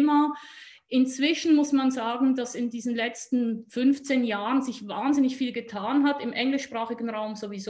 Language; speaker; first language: German; native; German